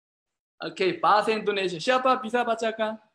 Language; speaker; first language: Indonesian; non-native, learner; Korean